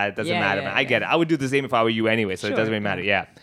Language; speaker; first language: English; early bilingual, other home language; Arabic